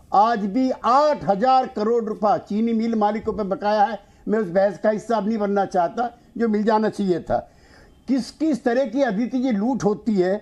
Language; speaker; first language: Hindi; native; Hindi